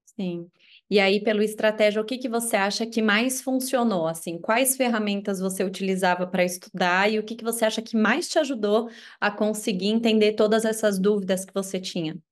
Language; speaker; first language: Portuguese; native; Portuguese